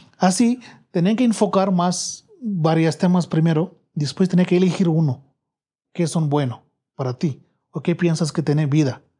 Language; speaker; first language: Spanish; non-native, learner; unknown